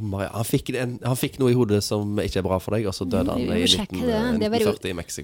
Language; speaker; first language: Norwegian; native; Norwegian